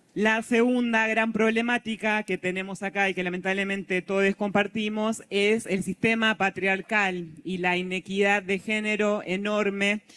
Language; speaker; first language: Spanish; native; Spanish